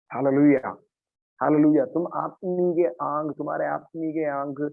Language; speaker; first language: Hindi; non-native, local second language; Malayalam